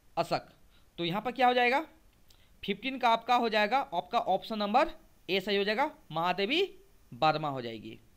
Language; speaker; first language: Hindi; native; Hindi